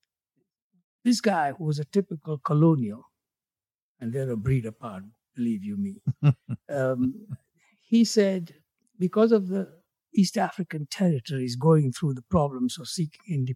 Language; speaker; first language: English; non-native, local second language; Gujarati